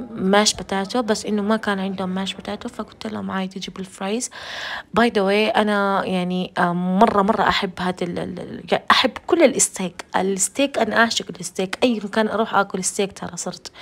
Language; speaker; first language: Arabic; non-native, fluent; Urdu